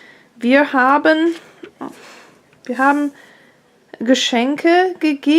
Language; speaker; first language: German; non-native, fluent; English